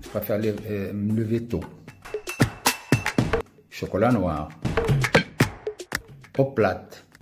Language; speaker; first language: French; non-native, local second language; Arabic